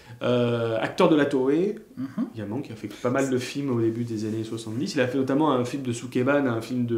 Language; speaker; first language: French; native; French